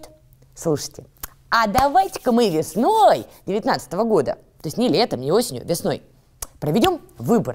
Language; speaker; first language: Russian; native; Russian